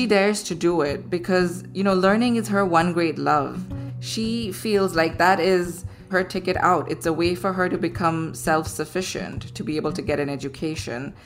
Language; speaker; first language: English; non-native, local second language; Gujarati